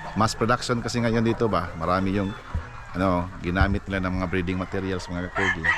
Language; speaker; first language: Filipino; native; Filipino